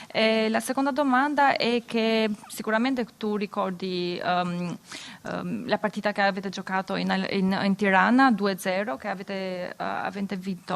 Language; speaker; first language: Italian; non-native, fluent; Albanian